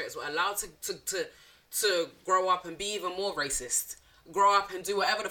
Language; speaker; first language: English; non-native, local second language; French